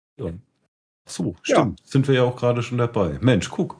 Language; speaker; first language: German; native; German